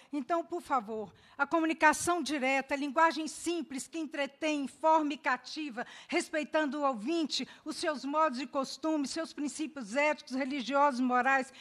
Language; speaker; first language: Portuguese; native; Portuguese